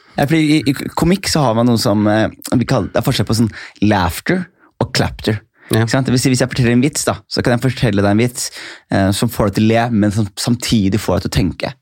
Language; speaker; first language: Norwegian; early bilingual, other home language; Somali